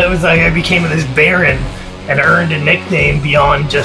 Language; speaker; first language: English; native; English